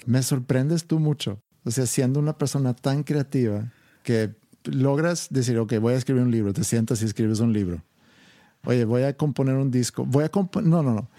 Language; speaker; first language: Spanish; non-native, fluent; Swedish